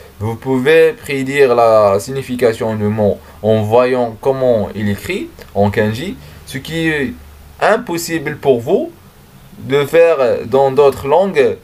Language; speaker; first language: French; non-native, learner; Arabic